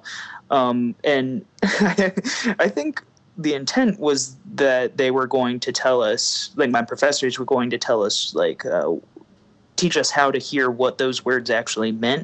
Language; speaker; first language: English; native; English